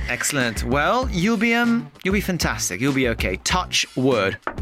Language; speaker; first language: English; early bilingual, heritage; English